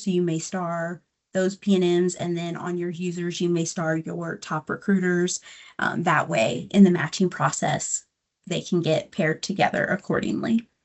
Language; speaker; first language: English; native; English